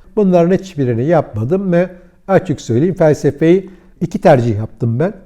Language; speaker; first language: Turkish; early bilingual, heritage; Turkish